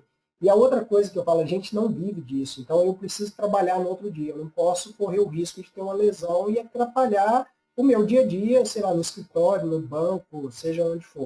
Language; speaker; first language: Portuguese; native; Portuguese